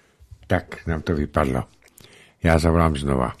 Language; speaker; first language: Czech; native; Czech